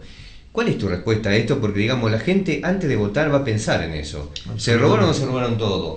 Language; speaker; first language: Spanish; native; Spanish